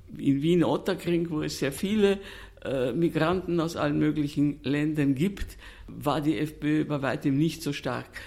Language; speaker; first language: German; native; German